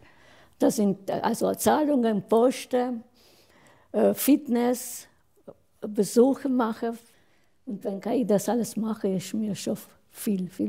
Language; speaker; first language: German; non-native, learner; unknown